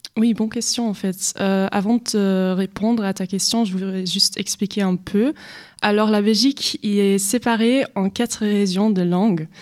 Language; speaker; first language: French; non-native, local second language; Dutch